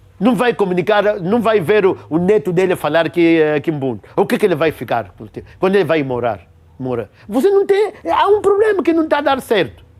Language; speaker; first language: Portuguese; non-native, local second language; Kongo